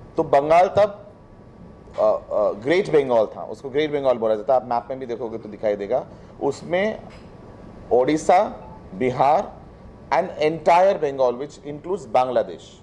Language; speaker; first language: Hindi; non-native, local second language; Bangla